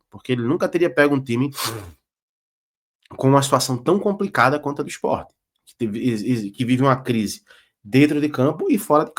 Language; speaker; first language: Portuguese; native; Portuguese